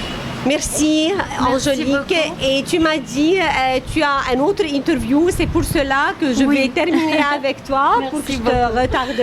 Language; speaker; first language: French; non-native, fluent; Arabic